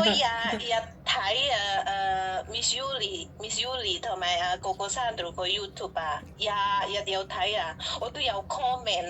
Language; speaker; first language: Cantonese; non-native, fluent; Indonesian